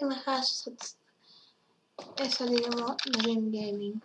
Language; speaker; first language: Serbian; early bilingual, heritage; Serbian